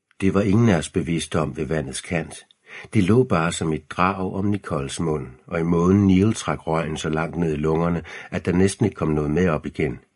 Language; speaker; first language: Danish; native; Danish